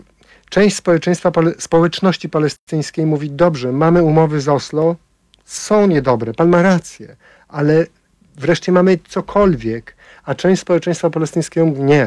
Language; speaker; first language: Polish; native; Polish